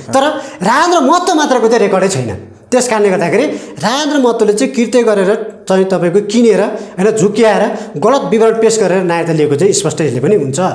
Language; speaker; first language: Nepali; native; Nepali